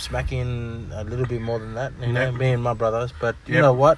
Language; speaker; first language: English; non-native, local second language; Fijian